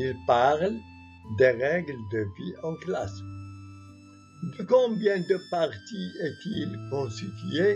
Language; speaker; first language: French; non-native, fluent; Arabic